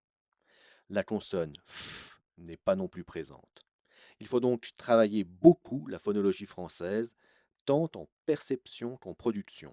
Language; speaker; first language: French; native; French